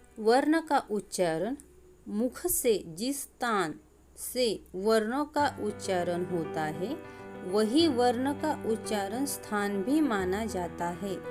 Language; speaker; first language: Hindi; non-native, local second language; Marathi